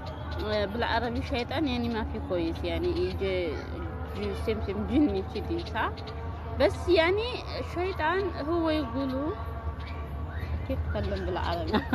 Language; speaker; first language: Arabic; non-native, learner; Amharic